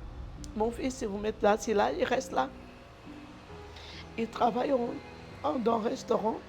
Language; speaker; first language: French; non-native, learner; Portuguese